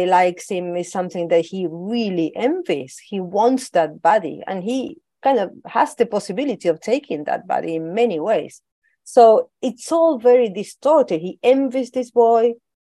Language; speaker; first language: English; non-native, fluent; Spanish